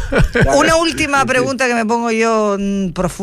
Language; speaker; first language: Spanish; native; Spanish